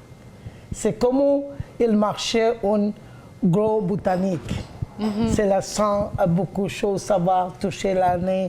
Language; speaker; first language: French; non-native, learner; Bangla